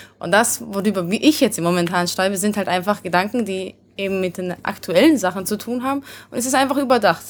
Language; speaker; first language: German; early bilingual, other home language; Hungarian